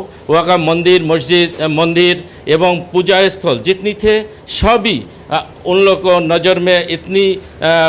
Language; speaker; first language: Hindi; non-native, local second language; Bangla